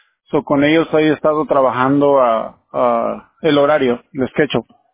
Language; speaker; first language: Spanish; native; Spanish